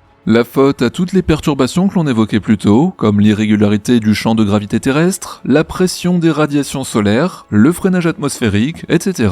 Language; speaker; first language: French; native; French